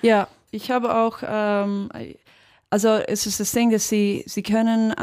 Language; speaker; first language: German; non-native, fluent; English